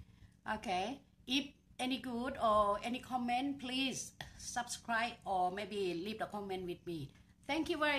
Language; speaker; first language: English; non-native, learner; Thai